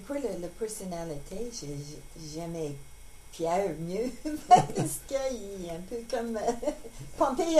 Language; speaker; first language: French; non-native, learner; English